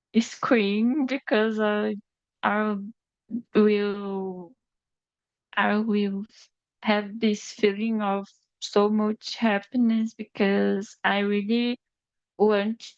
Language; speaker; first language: English; non-native, learner; Portuguese